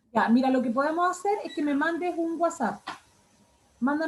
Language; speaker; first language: Spanish; native; Spanish